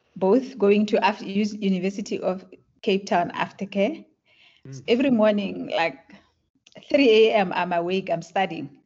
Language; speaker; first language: English; non-native, local second language; Tswana